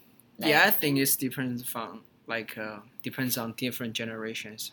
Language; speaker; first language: English; non-native, learner; Chinese